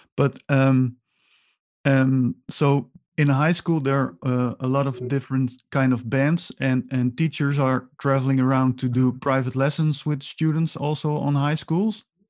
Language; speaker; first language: English; non-native, fluent; Dutch